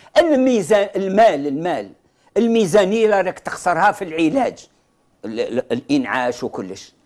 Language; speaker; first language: Arabic; native; Arabic